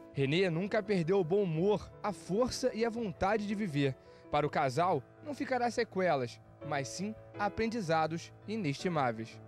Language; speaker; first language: Portuguese; native; Portuguese